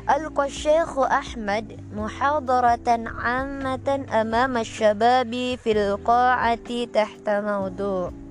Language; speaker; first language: Arabic; non-native, learner; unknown